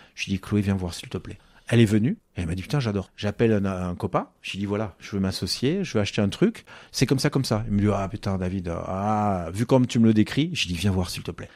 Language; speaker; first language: French; native; French